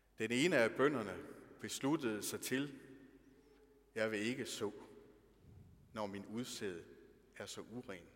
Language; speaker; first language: Danish; native; Danish